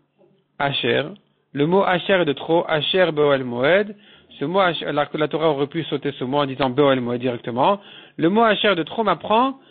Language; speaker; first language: French; native; French